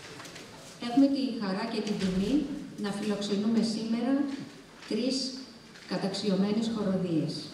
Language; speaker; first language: Greek; native; Greek